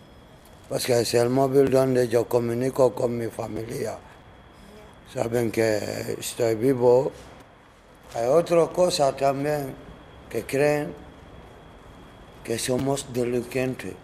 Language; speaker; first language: Spanish; non-native, learner; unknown